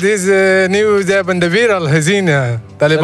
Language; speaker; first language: Dutch; non-native, learner; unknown